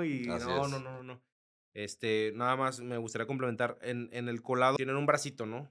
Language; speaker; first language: Spanish; native; Spanish